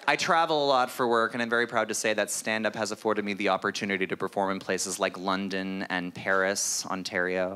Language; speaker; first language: English; native; English